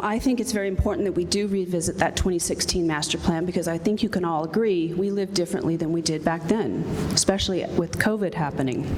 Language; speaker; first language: English; native; English